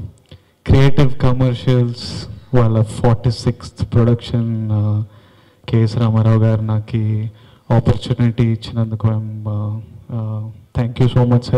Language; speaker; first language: Telugu; native; Telugu